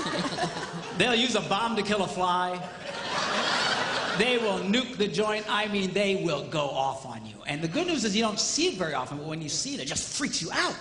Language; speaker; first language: English; native; English